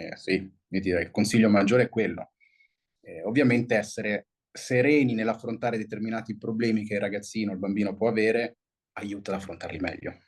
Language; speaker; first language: Italian; early bilingual, heritage; Italian